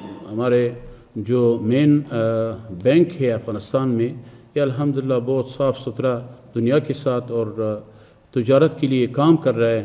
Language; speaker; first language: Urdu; non-native, fluent; Persian